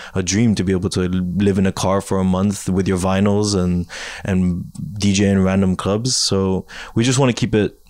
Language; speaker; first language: English; native; English